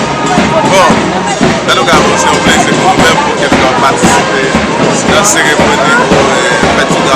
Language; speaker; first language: French; non-native, local second language; Haitian Creole